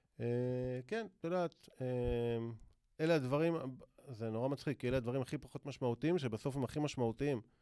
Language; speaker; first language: Hebrew; native; Hebrew